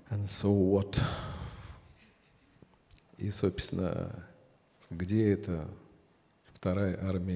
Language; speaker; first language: Russian; native; Russian